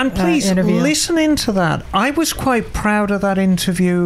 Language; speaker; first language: English; native; English